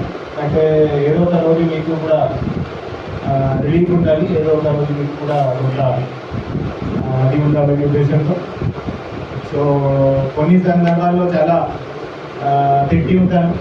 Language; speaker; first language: Telugu; native; Telugu